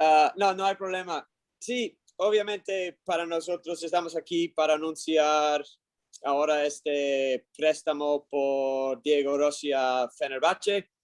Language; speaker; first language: Spanish; non-native, learner; English